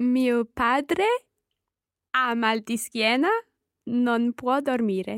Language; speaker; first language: Italian; non-native, learner; English